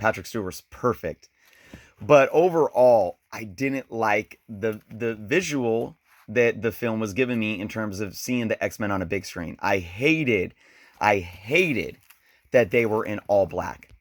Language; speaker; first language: English; native; English